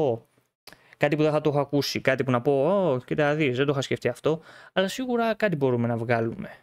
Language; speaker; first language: Greek; native; Greek